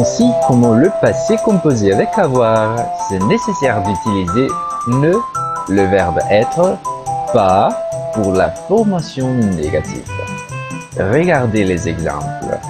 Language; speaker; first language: French; non-native, fluent; Portuguese